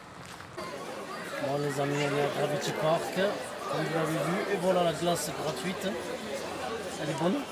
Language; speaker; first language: French; native; French